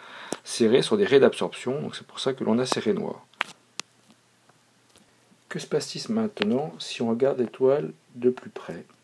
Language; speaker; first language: French; native; French